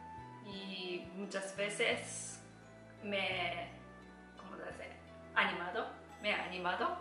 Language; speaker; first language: Spanish; non-native, learner; Japanese